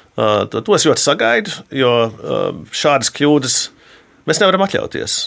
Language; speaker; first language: Latvian; early bilingual, heritage; Latvian